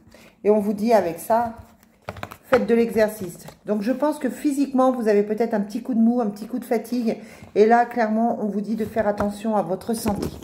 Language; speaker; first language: French; native; French